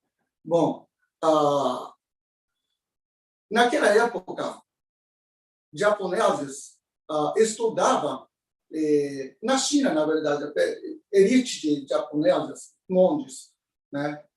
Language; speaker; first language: Portuguese; non-native, learner; Japanese